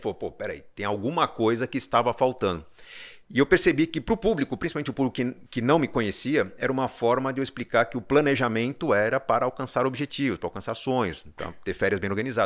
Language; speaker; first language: Portuguese; native; Portuguese